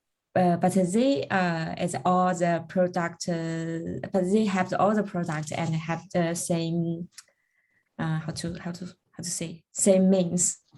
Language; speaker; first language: English; non-native, learner; Chinese